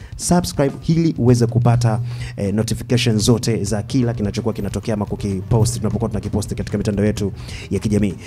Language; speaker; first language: Swahili; native; Swahili